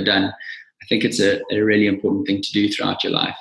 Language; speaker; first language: English; native; English